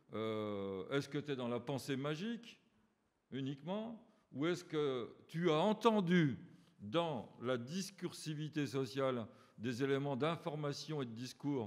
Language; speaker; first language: French; native; French